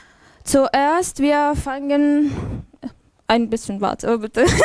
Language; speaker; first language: German; non-native, learner; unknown